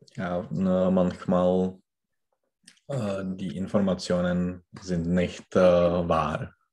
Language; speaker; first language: German; non-native, learner; Czech